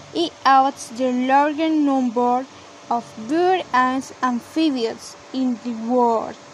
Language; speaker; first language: English; non-native, learner; Spanish